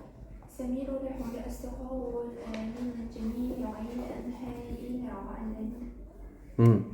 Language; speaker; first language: Arabic; non-native, learner; Uzbek